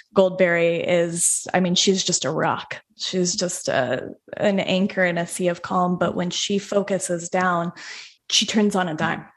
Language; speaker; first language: English; native; English